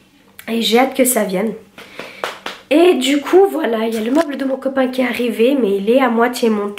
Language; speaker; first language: French; early bilingual, other home language; Portuguese